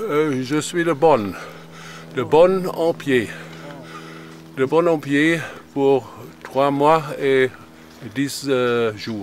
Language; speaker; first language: French; non-native, learner; German